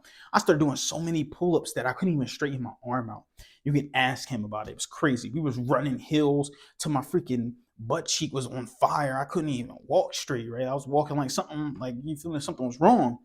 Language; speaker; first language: English; native; English